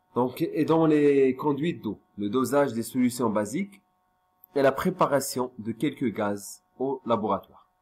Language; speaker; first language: French; non-native, local second language; Arabic